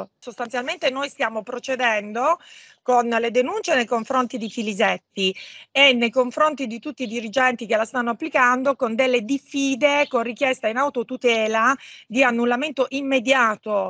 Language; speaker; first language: Italian; native; Italian